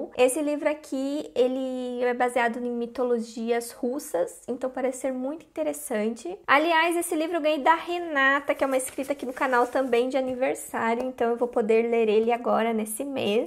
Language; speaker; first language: Portuguese; native; Portuguese